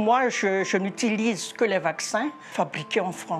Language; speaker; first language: French; non-native, local second language; Malagasy